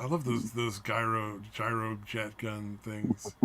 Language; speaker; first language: English; native; English